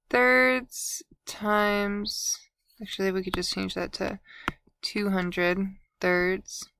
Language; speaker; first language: English; native; English